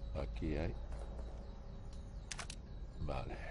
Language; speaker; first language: Spanish; native; Spanish